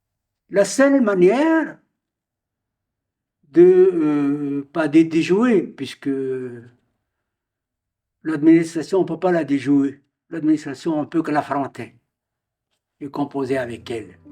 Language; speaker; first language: French; non-native, local second language; Arabic